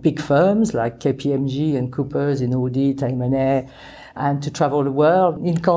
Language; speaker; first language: English; non-native, fluent; French